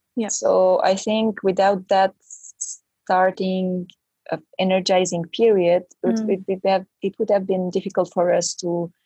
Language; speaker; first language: English; non-native, fluent; Romanian